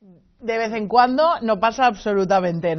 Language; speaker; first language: Spanish; native; Spanish